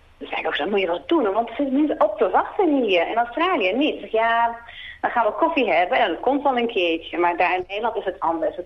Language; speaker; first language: Dutch; native; Dutch